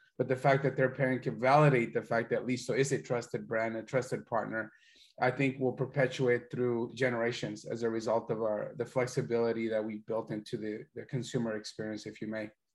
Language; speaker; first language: English; early bilingual, other home language; Spanish